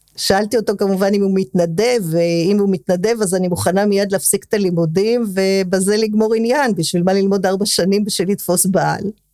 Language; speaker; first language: Hebrew; early bilingual, other home language; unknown